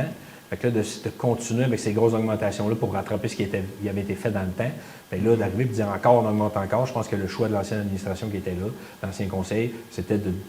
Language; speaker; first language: French; native; French